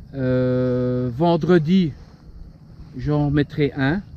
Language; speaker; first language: French; native; French